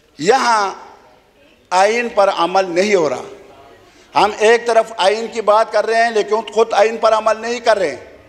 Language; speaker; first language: Urdu; non-native, local second language; Khowar